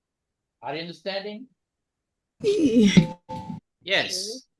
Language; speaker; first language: English; non-native, fluent; Spanish